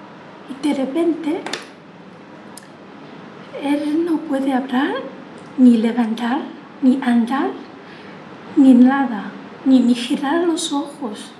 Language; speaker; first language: Spanish; non-native, learner; Chinese